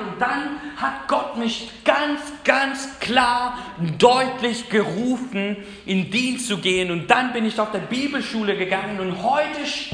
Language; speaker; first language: German; non-native, fluent; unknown